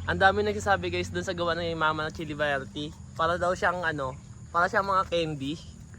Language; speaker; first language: Filipino; native; Filipino